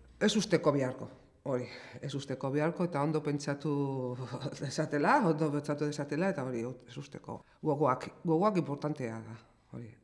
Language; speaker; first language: Basque; non-native, local second language; Spanish